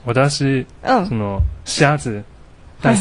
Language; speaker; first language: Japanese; non-native, learner; Chinese